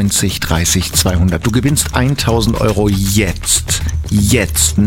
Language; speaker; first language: German; native; German